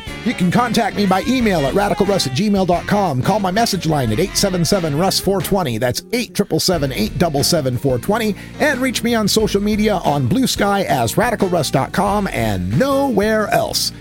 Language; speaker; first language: English; native; English